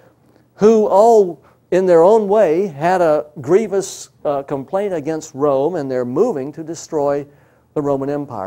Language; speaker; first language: English; native; English